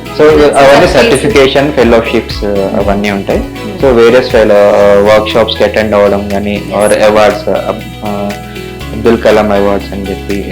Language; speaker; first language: Telugu; native; Telugu